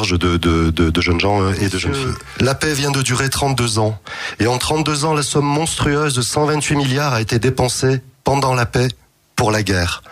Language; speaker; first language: French; native; French